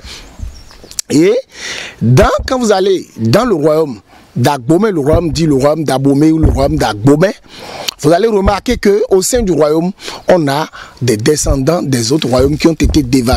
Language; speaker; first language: French; non-native, local second language; Fon